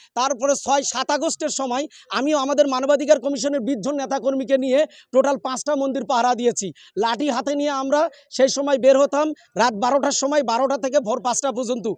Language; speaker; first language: Bangla; native; Bangla